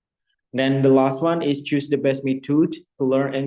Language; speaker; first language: English; non-native, learner; Indonesian